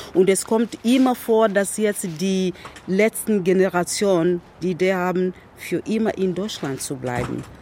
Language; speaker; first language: German; non-native, fluent; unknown